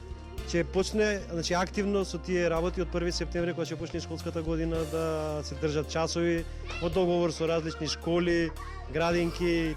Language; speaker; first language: Macedonian; native; Macedonian